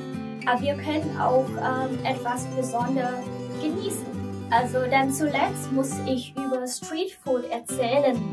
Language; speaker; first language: German; non-native, learner; Vietnamese